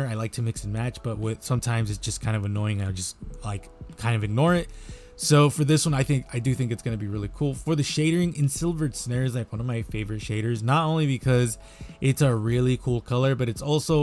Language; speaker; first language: English; native; English